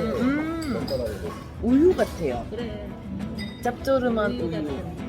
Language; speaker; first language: Korean; non-native, learner; Turkish